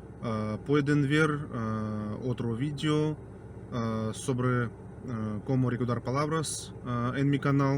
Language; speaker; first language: Spanish; non-native, fluent; Russian